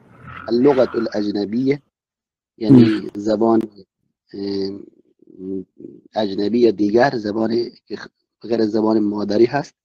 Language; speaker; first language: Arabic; non-native, learner; Persian